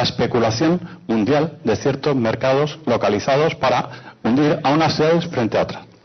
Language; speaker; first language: Spanish; native; Spanish